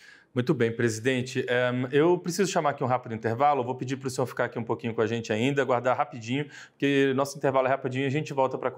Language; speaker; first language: Portuguese; native; Portuguese